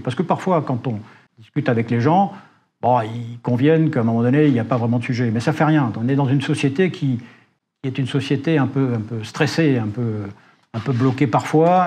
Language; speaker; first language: French; native; French